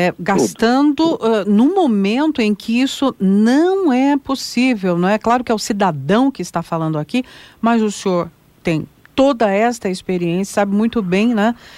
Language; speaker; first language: Portuguese; native; Portuguese